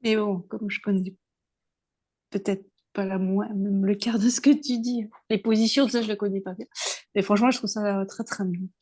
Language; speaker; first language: French; native; French